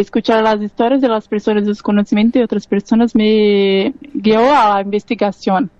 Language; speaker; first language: Spanish; non-native, learner; Portuguese